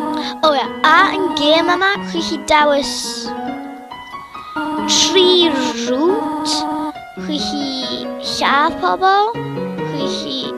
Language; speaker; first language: Welsh; non-native, local second language; English